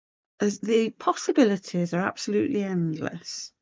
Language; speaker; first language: English; native; English